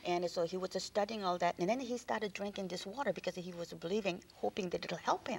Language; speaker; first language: English; non-native, fluent; Korean